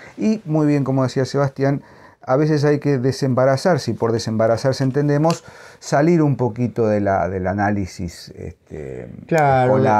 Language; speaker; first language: Spanish; native; Spanish